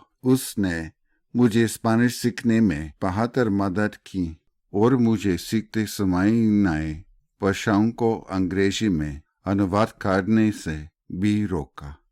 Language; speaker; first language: Hindi; non-native, fluent; English